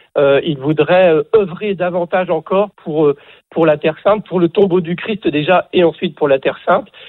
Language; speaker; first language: French; native; French